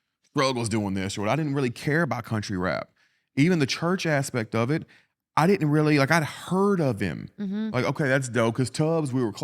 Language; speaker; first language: English; native; English